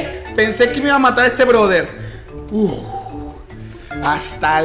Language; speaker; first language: Spanish; native; Spanish